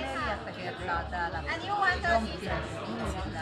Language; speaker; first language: Finnish; non-native, learner; Thai